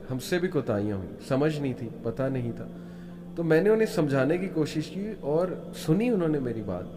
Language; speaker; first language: Urdu; native; Urdu